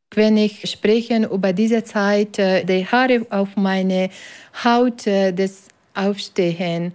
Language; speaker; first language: German; non-native, learner; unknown